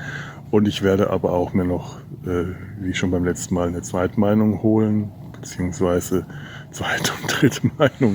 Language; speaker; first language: German; native; German